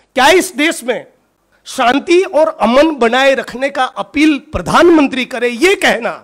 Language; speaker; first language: Hindi; non-native, local second language; Gujarati